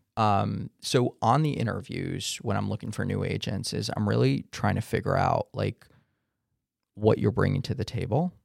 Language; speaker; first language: English; non-native, fluent; Hebrew